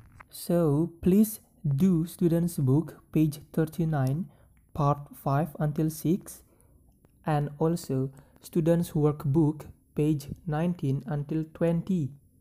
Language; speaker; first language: English; non-native, fluent; Indonesian